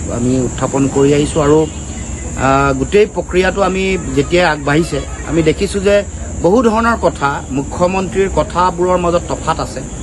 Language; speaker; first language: Assamese; native; Assamese